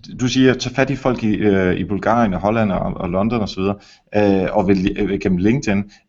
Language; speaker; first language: Danish; native; Danish